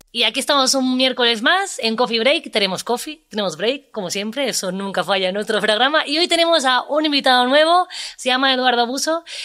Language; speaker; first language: Spanish; native; Spanish